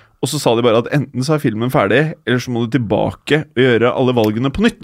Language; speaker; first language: Norwegian; native; Norwegian